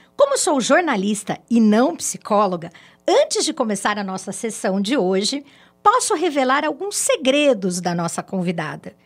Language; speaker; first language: Portuguese; native; Portuguese